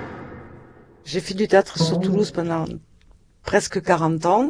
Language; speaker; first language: French; native; French